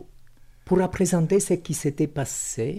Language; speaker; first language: French; non-native, fluent; Italian